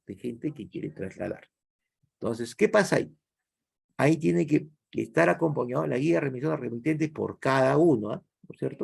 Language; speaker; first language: Spanish; native; Spanish